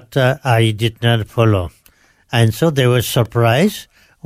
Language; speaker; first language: English; non-native, local second language; Nepali